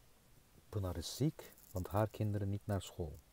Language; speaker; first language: Dutch; non-native, fluent; Turkish